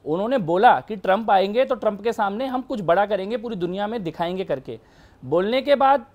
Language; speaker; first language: Hindi; native; Hindi